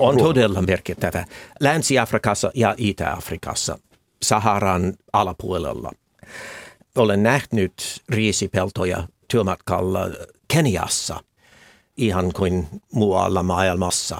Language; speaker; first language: Finnish; non-native, fluent; English